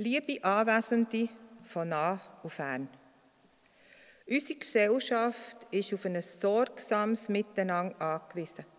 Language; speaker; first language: German; native; German